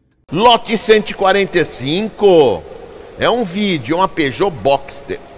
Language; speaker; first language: Portuguese; native; Portuguese